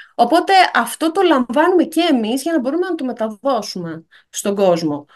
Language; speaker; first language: Greek; native; Greek